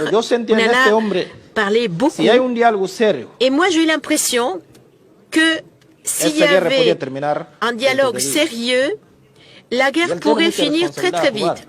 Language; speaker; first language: French; non-native, local second language; Portuguese